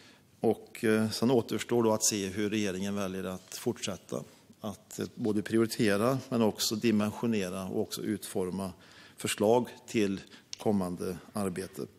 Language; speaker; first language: Swedish; native; Swedish